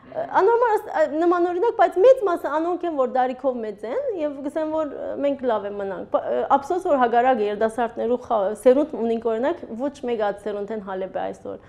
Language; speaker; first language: Armenian; early bilingual, heritage; Armenian